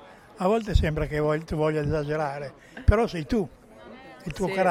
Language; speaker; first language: Italian; native; Italian